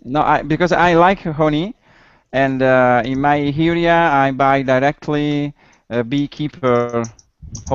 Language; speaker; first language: English; non-native, learner; Italian